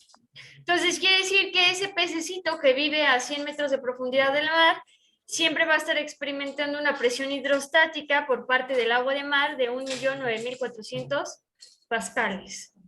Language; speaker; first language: Spanish; native; Spanish